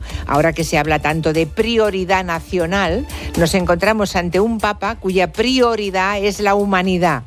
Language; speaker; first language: Spanish; native; Spanish